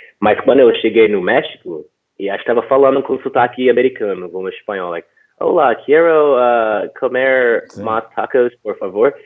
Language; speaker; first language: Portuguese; non-native, fluent; English